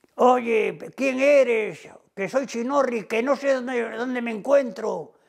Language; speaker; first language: Spanish; native; Spanish